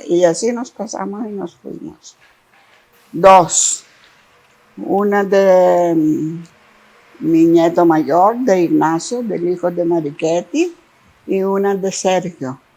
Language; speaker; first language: Spanish; non-native, fluent; Greek